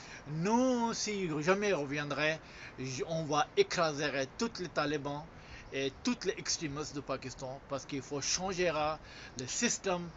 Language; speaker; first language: French; non-native, fluent; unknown